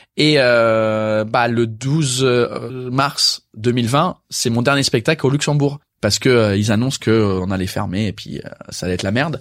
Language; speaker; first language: French; non-native, fluent; English